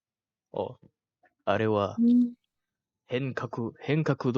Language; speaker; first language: Japanese; non-native, learner; Malay